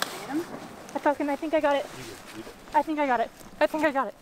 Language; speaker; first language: English; native; English